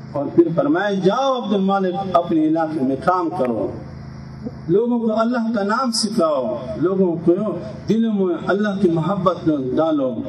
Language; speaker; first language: Urdu; non-native, local second language; Pashto